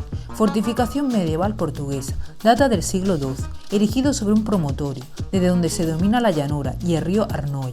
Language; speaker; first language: Spanish; native; Spanish